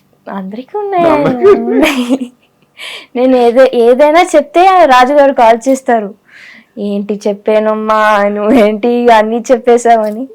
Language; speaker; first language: Telugu; non-native, local second language; Tamil